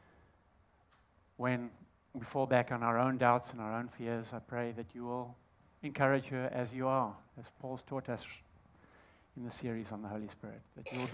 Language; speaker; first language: English; native; English